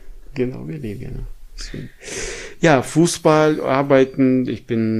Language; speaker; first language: German; non-native, fluent; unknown